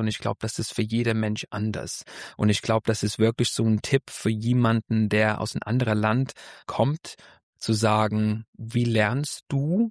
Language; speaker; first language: German; non-native, fluent; English